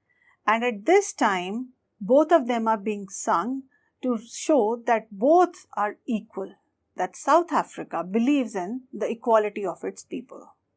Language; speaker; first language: English; non-native, local second language; Hindi